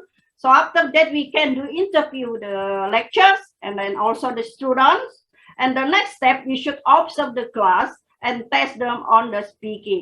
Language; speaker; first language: English; non-native, fluent; Indonesian